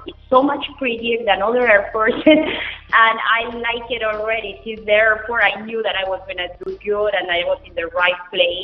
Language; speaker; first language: English; non-native, fluent; Spanish